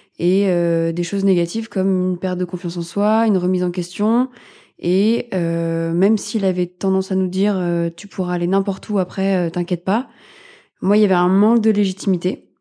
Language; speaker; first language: French; native; French